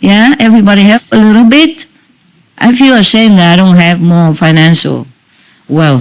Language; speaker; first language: English; non-native, fluent; Vietnamese